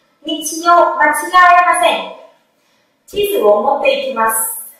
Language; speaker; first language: Japanese; non-native, fluent; Vietnamese